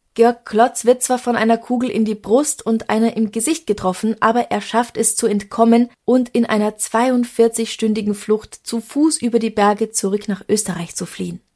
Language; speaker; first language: German; native; German